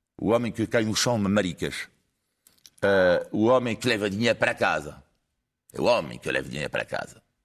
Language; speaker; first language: Portuguese; non-native, fluent; French